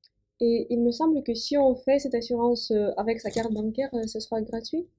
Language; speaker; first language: French; non-native, fluent; Russian